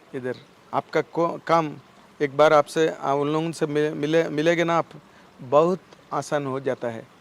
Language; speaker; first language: Hindi; non-native, local second language; Telugu